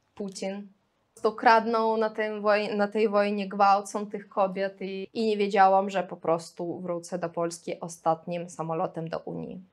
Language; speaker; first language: Polish; non-native, fluent; Russian